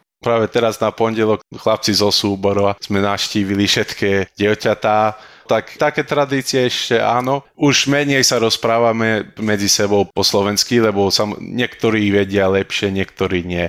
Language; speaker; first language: Slovak; early bilingual, heritage; Slovak